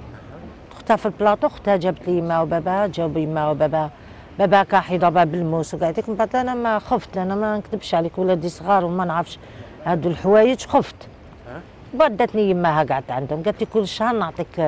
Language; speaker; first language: Arabic; native; Arabic